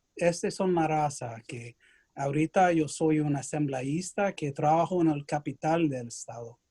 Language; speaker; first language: Spanish; early bilingual, other home language; English